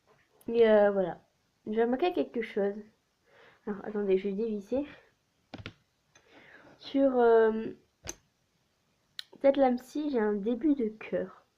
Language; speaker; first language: French; native; French